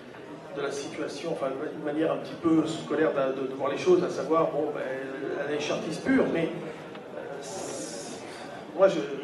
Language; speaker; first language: French; native; French